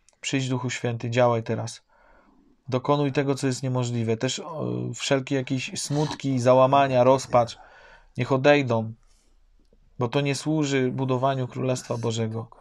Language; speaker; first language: Polish; native; Polish